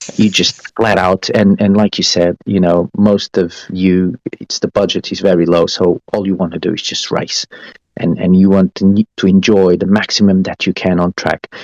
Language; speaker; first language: English; non-native, fluent; Portuguese